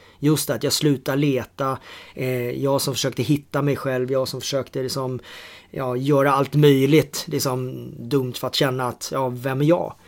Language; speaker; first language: Swedish; native; Swedish